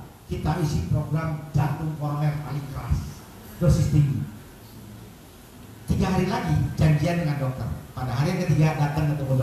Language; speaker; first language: Indonesian; native; Indonesian